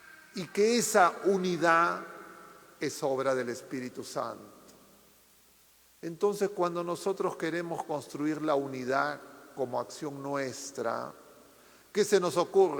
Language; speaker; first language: Spanish; native; Spanish